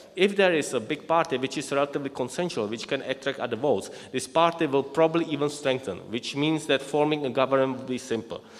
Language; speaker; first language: English; non-native, fluent; Czech